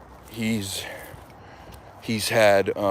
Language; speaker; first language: English; native; English